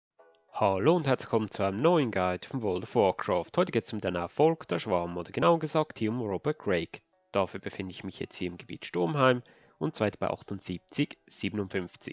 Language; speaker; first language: German; native; German